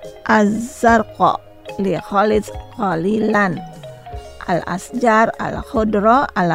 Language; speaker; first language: Arabic; non-native, fluent; Indonesian